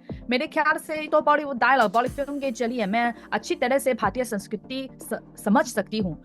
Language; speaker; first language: Hindi; non-native, fluent; Chinese